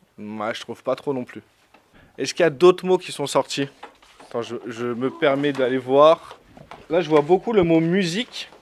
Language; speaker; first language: French; native; French